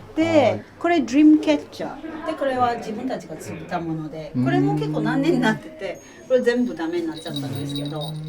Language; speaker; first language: Japanese; non-native, fluent; Chinese